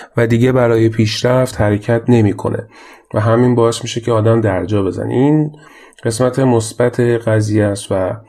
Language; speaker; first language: Persian; native; Persian